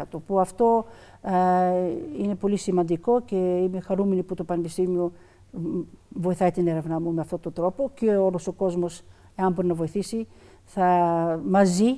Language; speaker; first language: Greek; early bilingual, other home language; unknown